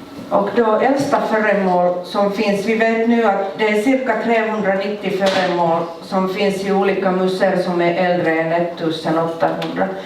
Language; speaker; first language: Swedish; non-native, local second language; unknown